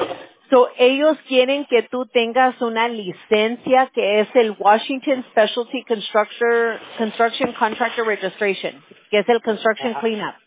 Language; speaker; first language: Spanish; early bilingual, heritage; Spanish